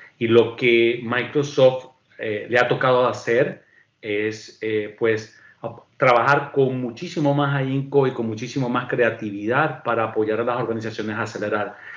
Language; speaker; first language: Spanish; native; Spanish